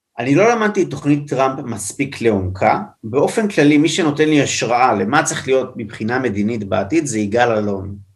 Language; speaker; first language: Hebrew; native; Hebrew